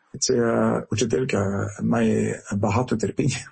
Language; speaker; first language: Ukrainian; non-native, learner; French